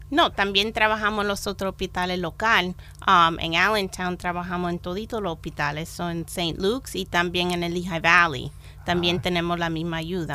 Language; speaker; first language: Spanish; native; Spanish